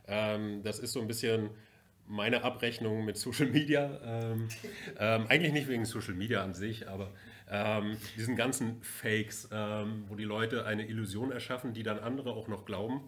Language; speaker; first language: German; native; German